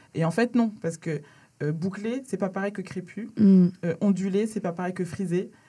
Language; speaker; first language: French; early bilingual, other home language; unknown